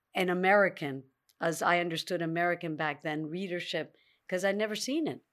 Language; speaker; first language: English; early bilingual, other home language; Spanish